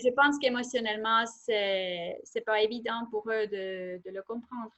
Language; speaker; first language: French; non-native, fluent; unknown